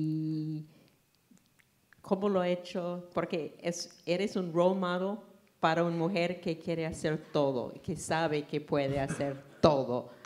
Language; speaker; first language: Spanish; non-native, fluent; English